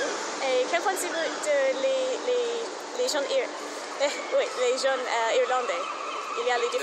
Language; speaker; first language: French; non-native, learner; English